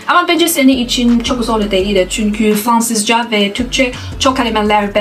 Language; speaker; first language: Turkish; non-native, learner; Chinese